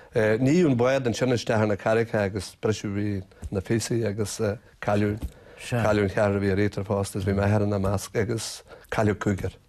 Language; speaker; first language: Irish; native; Irish